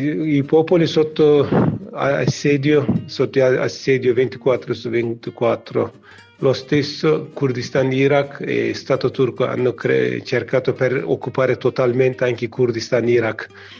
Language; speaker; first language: Italian; non-native, learner; Kurdish